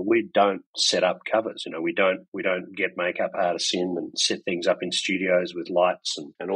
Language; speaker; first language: English; native; English